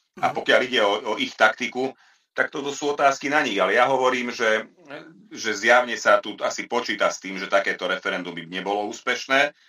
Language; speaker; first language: Slovak; non-native, local second language; Hungarian